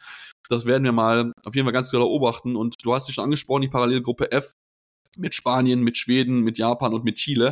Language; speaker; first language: German; native; German